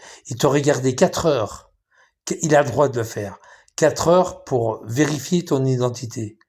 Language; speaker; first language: French; native; French